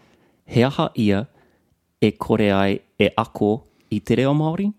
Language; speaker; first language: Māori; non-native, fluent; English